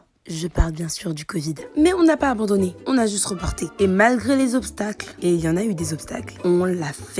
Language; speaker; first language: French; native; French